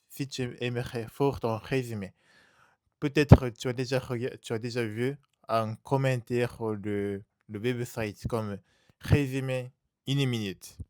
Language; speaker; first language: French; non-native, learner; Japanese